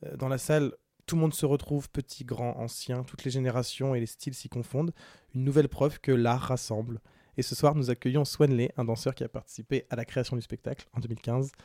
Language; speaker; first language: French; native; French